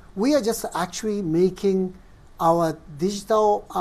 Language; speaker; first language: English; non-native, fluent; Japanese